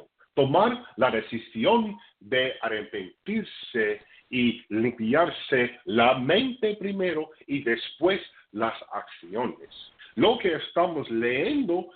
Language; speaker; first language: Spanish; non-native, fluent; English